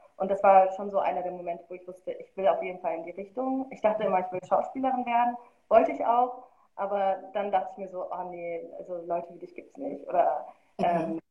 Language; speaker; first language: German; early bilingual, other home language; Arabic